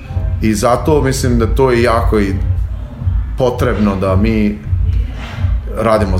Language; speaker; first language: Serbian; non-native, learner; Albanian